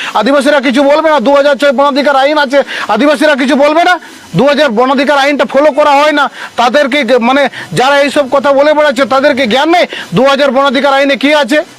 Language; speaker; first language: Bangla; non-native, local second language; Santali